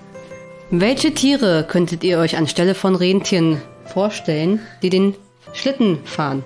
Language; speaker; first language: German; native; German